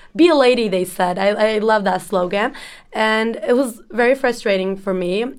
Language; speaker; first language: English; non-native, fluent; Turkish